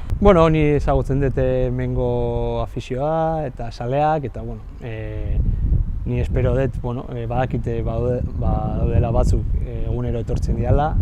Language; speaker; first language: Basque; non-native, local second language; Spanish